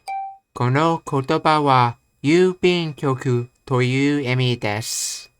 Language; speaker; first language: Japanese; non-native, learner; English